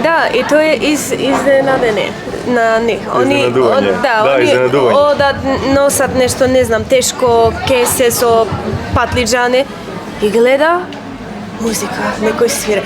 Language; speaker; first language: Macedonian; non-native, learner; Polish